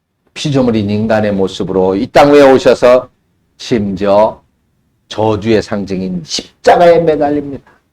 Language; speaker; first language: Korean; native; Korean